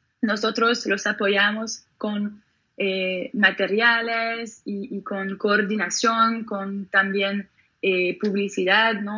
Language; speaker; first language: Spanish; non-native, fluent; French